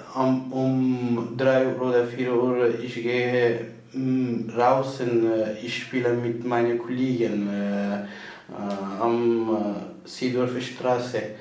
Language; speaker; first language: German; non-native, learner; Persian